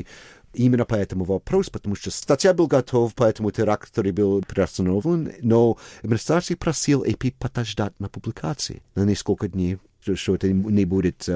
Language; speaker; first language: Russian; non-native, fluent; English